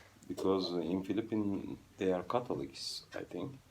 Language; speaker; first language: English; non-native, fluent; Turkish